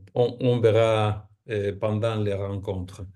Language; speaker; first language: French; non-native, fluent; Spanish